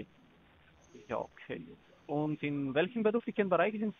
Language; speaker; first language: German; non-native, learner; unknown